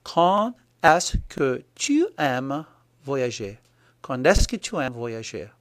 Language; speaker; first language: French; non-native, fluent; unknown